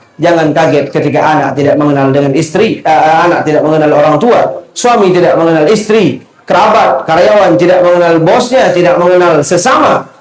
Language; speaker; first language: Malay; non-native, local second language; Achinese